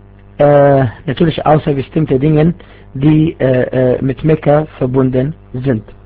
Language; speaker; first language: German; non-native, fluent; Arabic